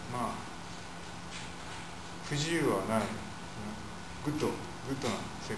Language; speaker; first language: Japanese; native; Japanese